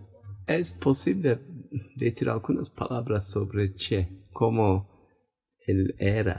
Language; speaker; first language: Spanish; non-native, learner; Turkish